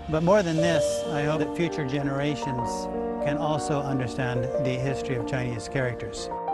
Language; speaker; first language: English; native; English